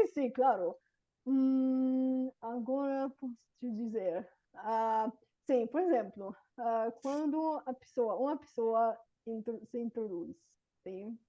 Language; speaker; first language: Portuguese; non-native, fluent; Bulgarian